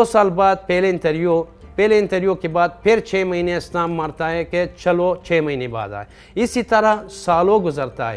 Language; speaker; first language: Hindi; non-native, fluent; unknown